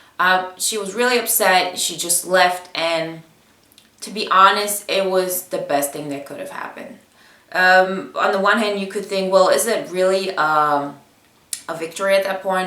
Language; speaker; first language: English; non-native, fluent; Bulgarian